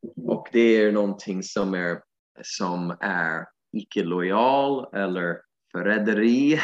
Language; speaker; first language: Swedish; non-native, fluent; English